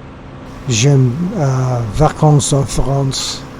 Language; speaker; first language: French; non-native, learner; English